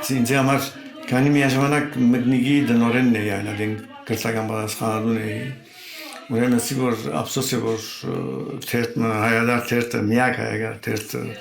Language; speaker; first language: Armenian; early bilingual, heritage; Armenian